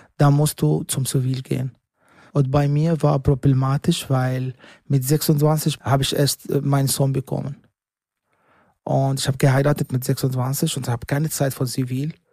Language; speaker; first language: German; non-native, learner; Arabic